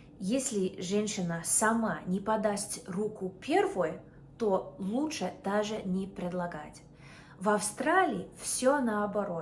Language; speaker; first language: Russian; non-native, fluent; English